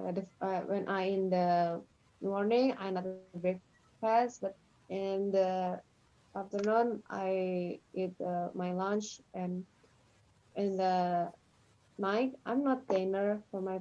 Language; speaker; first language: English; non-native, learner; Indonesian